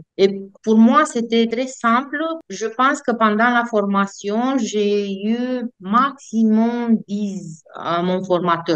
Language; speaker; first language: French; non-native, fluent; Romanian